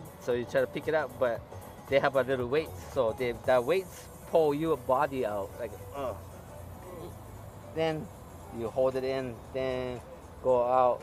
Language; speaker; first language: English; non-native, learner; Japanese